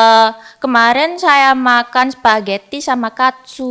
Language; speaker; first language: Indonesian; early bilingual, heritage; English